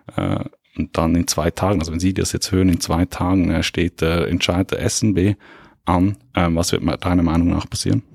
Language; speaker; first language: German; native; German